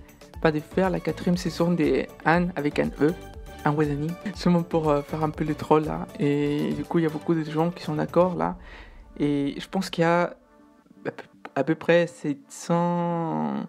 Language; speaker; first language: French; non-native, fluent; Spanish